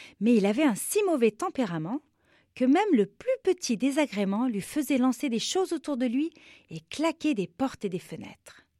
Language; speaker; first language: French; non-native, local second language; Arabic